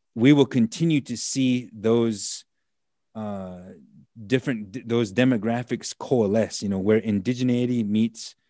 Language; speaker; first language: English; native; English